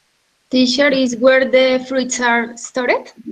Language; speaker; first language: English; non-native, learner; Spanish